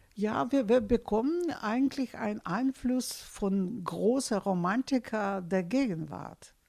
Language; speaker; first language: German; non-native, fluent; Russian